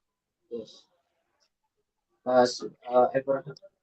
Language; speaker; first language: English; non-native, learner; Indonesian